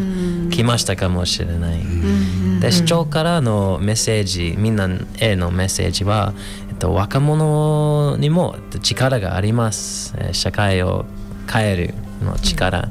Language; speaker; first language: Japanese; non-native, fluent; English